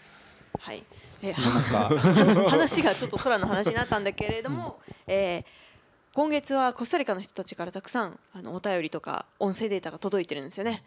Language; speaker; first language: Japanese; native; Japanese